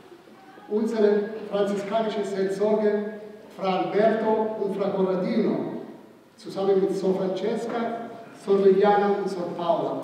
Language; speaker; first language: German; non-native, fluent; Italian